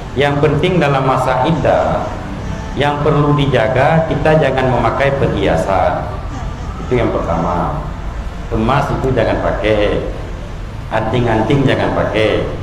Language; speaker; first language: Malay; non-native, local second language; Achinese